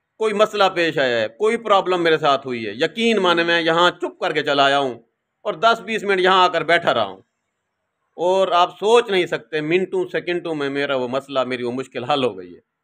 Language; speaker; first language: Urdu; non-native, local second language; Saraiki